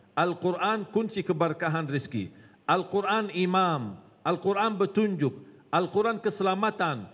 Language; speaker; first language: Indonesian; non-native, fluent; Arabic